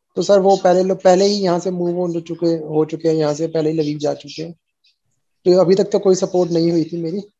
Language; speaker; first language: Hindi; native; Hindi